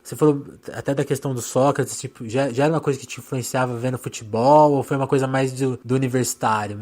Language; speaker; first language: Portuguese; native; Portuguese